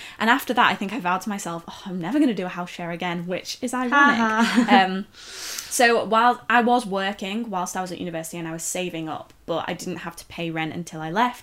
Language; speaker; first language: English; native; English